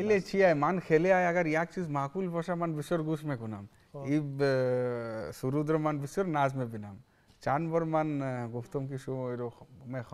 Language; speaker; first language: Persian; non-native, learner; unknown